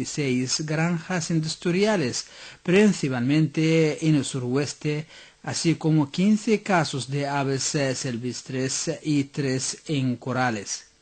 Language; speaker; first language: Spanish; non-native, fluent; Arabic